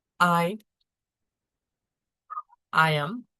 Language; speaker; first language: English; non-native, fluent; Spanish